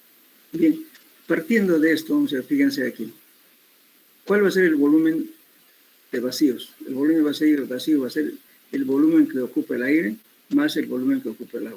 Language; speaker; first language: Spanish; native; Spanish